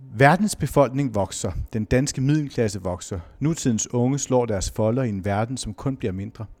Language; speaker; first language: Danish; native; Danish